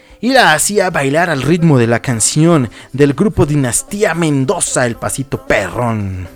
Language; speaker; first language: Spanish; native; Spanish